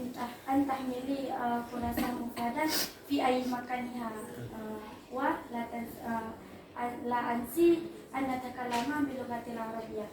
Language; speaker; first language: Arabic; non-native, learner; Indonesian